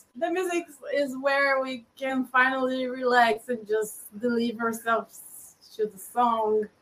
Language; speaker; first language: English; non-native, fluent; Portuguese